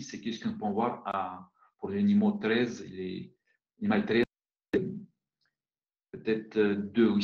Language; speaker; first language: French; non-native, fluent; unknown